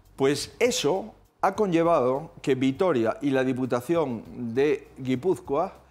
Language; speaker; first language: Spanish; native; Spanish